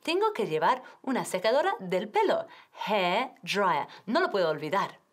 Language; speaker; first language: Spanish; non-native, fluent; English